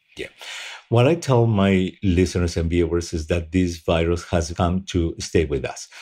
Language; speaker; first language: English; non-native, fluent; Spanish